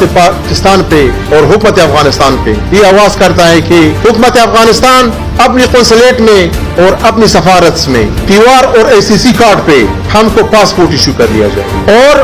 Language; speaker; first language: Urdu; non-native, fluent; Pashto